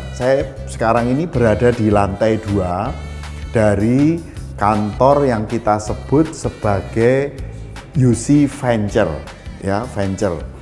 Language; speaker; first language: Indonesian; native; Indonesian